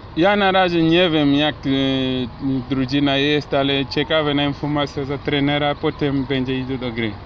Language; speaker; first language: Polish; non-native, learner; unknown